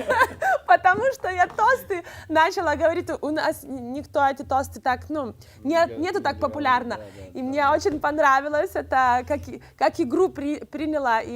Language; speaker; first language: Russian; non-native, fluent; Lithuanian